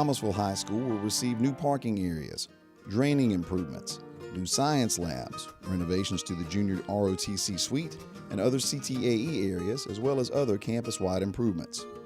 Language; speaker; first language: English; native; English